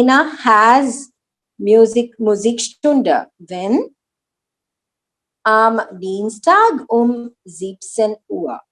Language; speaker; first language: German; non-native, learner; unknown